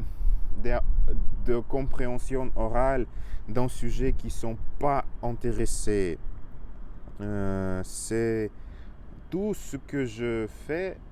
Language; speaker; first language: French; non-native, fluent; Russian